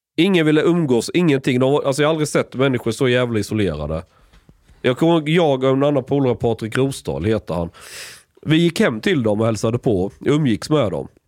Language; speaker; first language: Swedish; native; Swedish